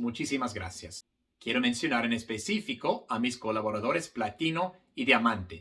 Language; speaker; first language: Spanish; non-native, fluent; English